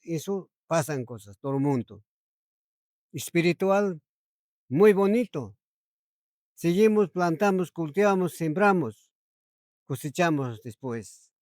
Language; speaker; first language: Spanish; non-native, local second language; Quechua